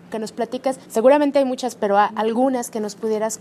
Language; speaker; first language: Spanish; native; Spanish